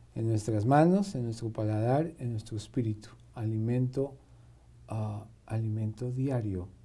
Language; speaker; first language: Spanish; native; Spanish